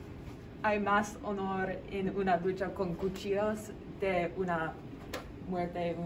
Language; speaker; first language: Spanish; non-native, learner; English